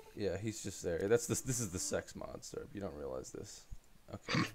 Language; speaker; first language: English; native; English